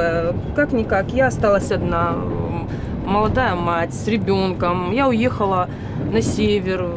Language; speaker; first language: Russian; native; Russian